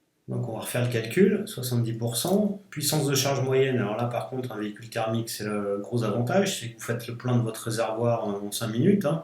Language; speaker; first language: French; native; French